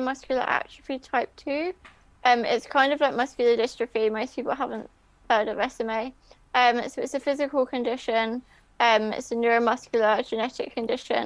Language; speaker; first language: English; native; English